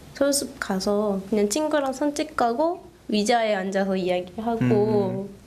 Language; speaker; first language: Korean; non-native, fluent; Japanese